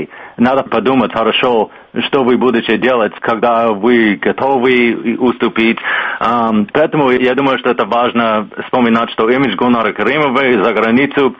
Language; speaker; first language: Russian; non-native, fluent; English